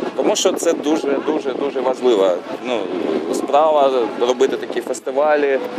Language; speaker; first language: Ukrainian; non-native, local second language; Russian